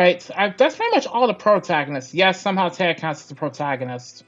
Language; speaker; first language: English; native; English